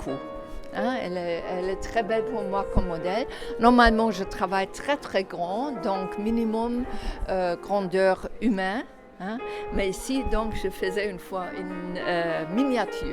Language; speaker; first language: French; non-native, learner; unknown